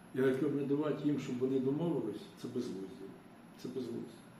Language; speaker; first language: Ukrainian; native; Ukrainian